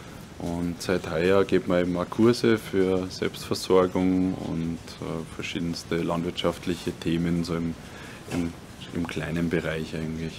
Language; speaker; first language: German; native; German